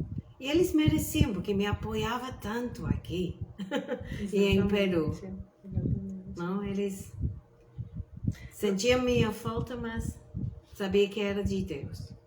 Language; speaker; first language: Portuguese; non-native, fluent; English